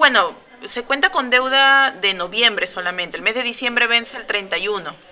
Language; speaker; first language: Spanish; native; Spanish